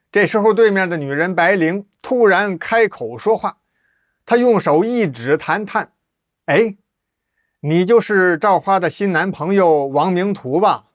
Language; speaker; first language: Chinese; native; Chinese